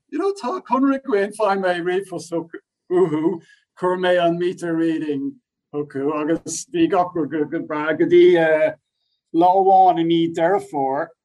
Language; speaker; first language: Irish; non-native, local second language; English